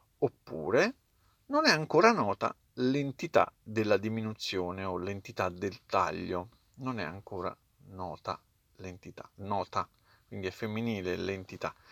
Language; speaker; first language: Italian; native; Italian